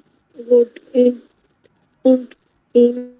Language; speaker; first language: German; non-native, learner; Bangla